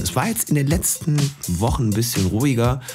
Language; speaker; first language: German; native; German